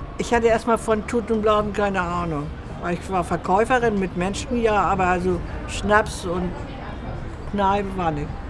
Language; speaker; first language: German; native; German